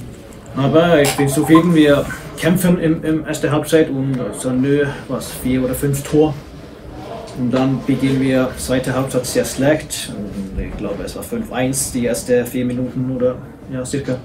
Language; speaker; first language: German; non-native, learner; Swedish